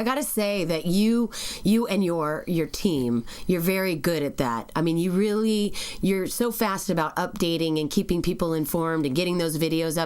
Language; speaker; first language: English; native; English